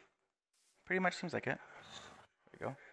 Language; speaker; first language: English; native; English